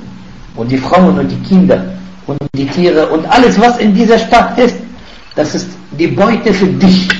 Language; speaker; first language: German; non-native, fluent; Arabic